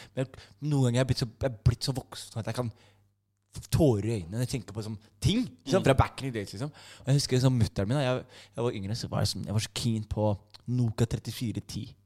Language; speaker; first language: Norwegian; native; Norwegian